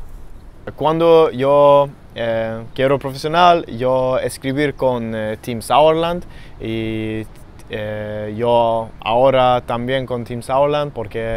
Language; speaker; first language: Spanish; non-native, learner; Swedish